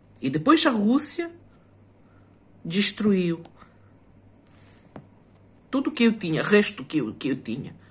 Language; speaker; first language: Portuguese; non-native, fluent; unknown